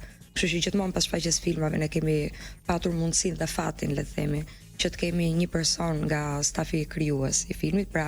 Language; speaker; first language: Albanian; native; Albanian